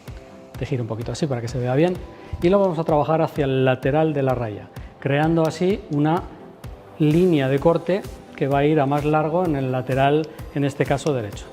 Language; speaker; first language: Spanish; native; Spanish